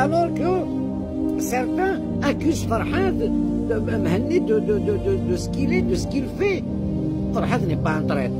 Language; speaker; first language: French; non-native, local second language; Kabyle